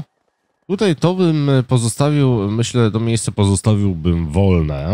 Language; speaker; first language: Polish; native; Polish